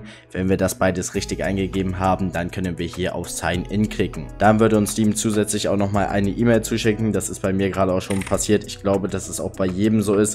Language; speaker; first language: German; native; German